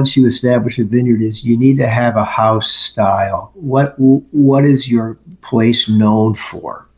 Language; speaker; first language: English; native; English